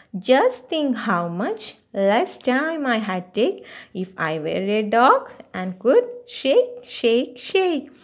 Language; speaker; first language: English; non-native, local second language; Malayalam